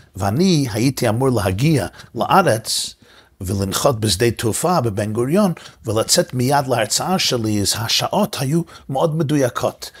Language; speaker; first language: Hebrew; non-native, fluent; English